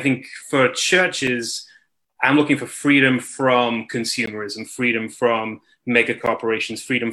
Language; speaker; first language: English; native; English